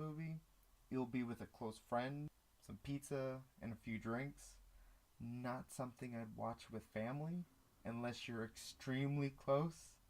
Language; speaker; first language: English; native; English